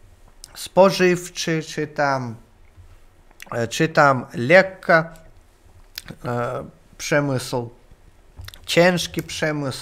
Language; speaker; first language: Polish; non-native, learner; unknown